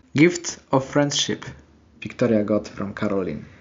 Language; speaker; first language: English; non-native, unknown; Polish